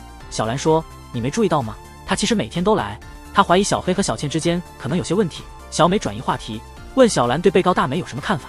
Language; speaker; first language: Chinese; native; Chinese